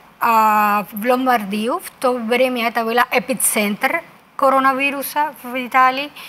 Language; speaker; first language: Russian; non-native, fluent; Spanish